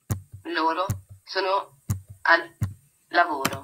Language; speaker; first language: Italian; non-native, learner; English